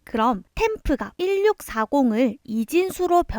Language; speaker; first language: Korean; native; Korean